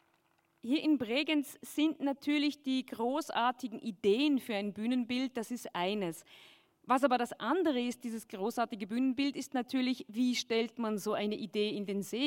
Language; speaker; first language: German; native; German